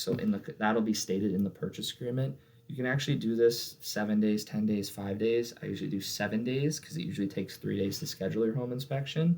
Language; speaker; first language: English; native; English